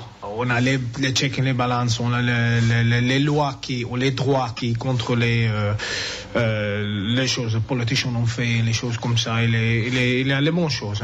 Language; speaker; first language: French; non-native, learner; English